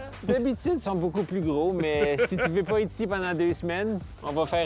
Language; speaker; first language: French; native; French